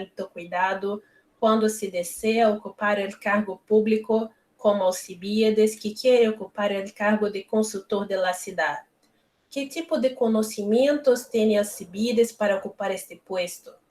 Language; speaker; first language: Spanish; non-native, learner; Portuguese